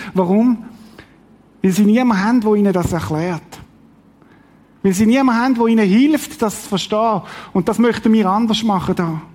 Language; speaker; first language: German; native; German